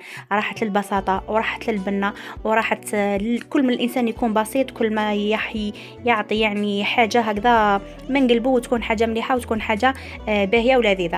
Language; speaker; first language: Arabic; native; Arabic